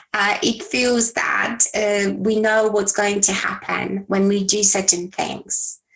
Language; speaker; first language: English; non-native, fluent; Polish